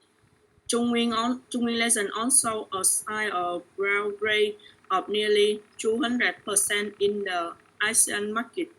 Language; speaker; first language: English; non-native, learner; Vietnamese